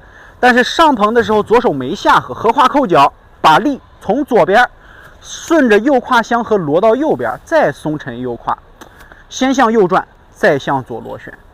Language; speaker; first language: Chinese; native; Chinese